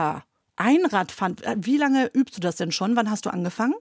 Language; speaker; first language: German; native; German